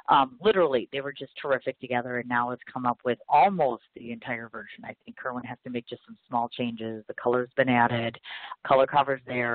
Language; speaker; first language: English; native; English